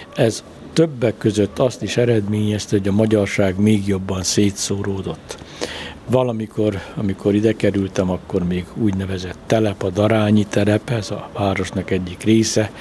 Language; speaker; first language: Hungarian; native; Hungarian